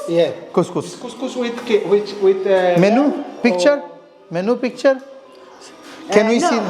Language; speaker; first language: English; non-native, learner; Bangla